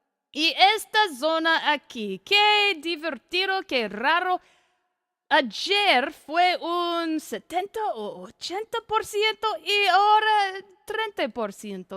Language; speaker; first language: Spanish; non-native, learner; English